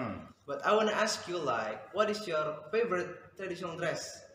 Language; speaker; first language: English; non-native, fluent; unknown